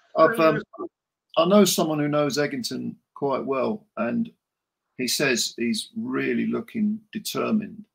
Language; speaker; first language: English; native; English